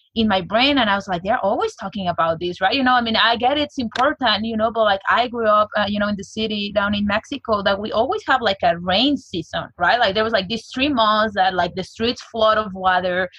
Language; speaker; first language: English; non-native, fluent; Spanish